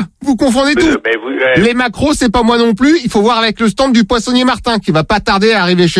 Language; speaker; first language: French; native; French